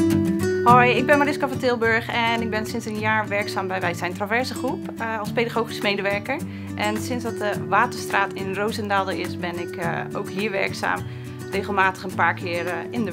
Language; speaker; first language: Dutch; native; Dutch